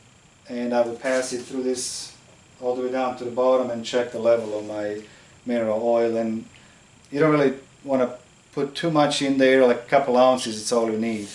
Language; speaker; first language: English; non-native, fluent; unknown